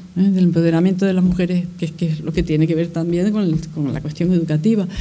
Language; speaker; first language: Spanish; native; Spanish